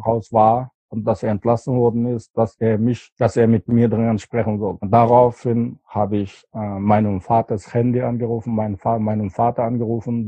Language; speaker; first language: German; non-native, fluent; Uyghur